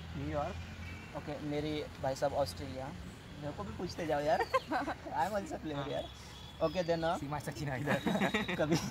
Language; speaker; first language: Hindi; non-native, local second language; Marathi